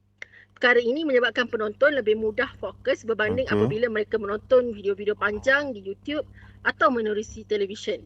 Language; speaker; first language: Malay; native; Malay